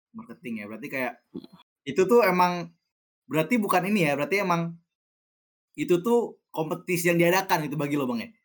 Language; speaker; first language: Indonesian; native; Indonesian